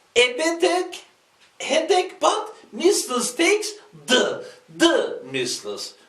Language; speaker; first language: English; non-native, fluent; Turkish